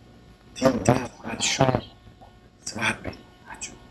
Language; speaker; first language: Russian; non-native, learner; Uzbek